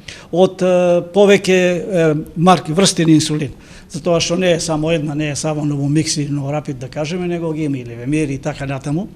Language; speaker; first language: Macedonian; native; Macedonian